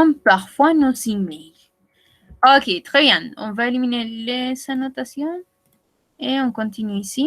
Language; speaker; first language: French; non-native, fluent; Spanish